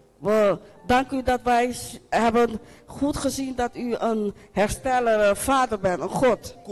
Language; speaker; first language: Dutch; non-native, local second language; Papiamento